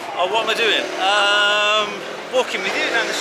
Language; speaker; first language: English; native; English